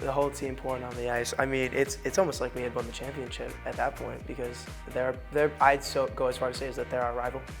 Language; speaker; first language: English; native; English